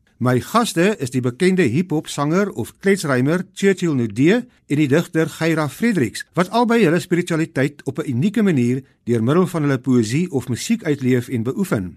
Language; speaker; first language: Afrikaans; native; Afrikaans